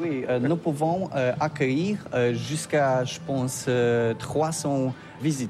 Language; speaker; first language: French; non-native, learner; Polish